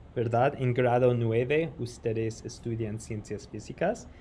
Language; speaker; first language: Spanish; non-native, fluent; English